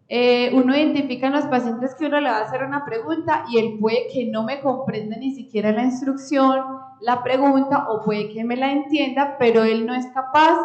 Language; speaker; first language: Spanish; native; Spanish